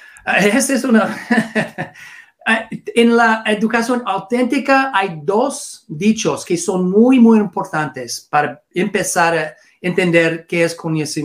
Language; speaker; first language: Spanish; non-native, learner; English